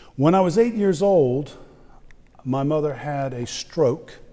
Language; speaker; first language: English; native; English